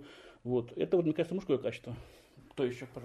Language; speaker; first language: Russian; native; Russian